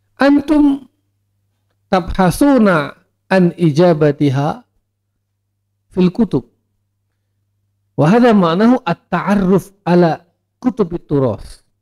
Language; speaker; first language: Arabic; non-native, fluent; Indonesian